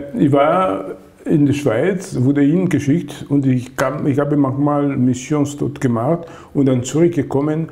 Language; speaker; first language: German; non-native, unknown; Lingala